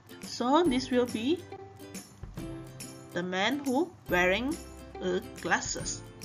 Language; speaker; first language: English; non-native, local second language; Chinese